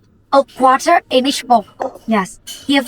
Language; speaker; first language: English; non-native, fluent; Vietnamese